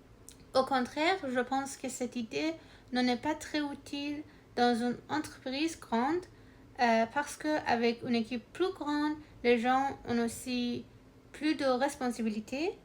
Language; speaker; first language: French; non-native, learner; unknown